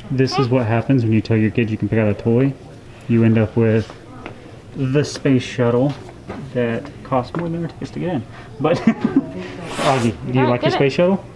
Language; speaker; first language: English; native; English